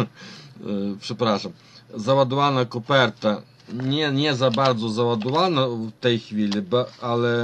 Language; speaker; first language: Polish; non-native, fluent; Ukrainian